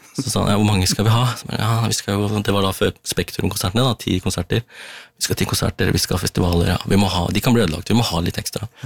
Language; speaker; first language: Norwegian; early bilingual, other home language; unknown